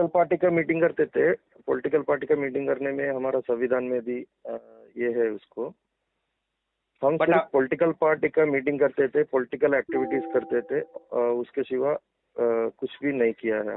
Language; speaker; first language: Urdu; non-native, local second language; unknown